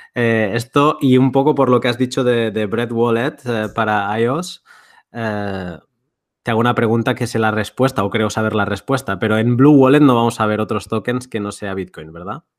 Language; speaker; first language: Spanish; native; Spanish